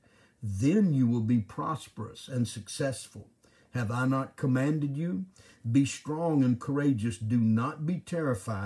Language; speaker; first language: English; native; English